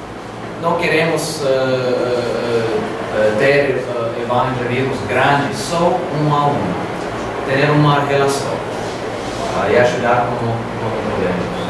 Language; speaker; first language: Portuguese; non-native, learner; Spanish